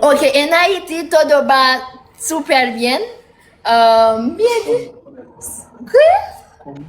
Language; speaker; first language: Spanish; non-native, learner; Haitian Creole